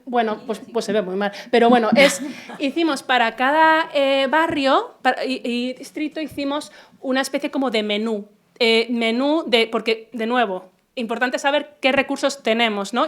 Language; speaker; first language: Spanish; native; Spanish